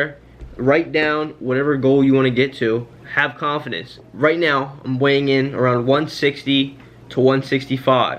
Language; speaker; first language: English; native; English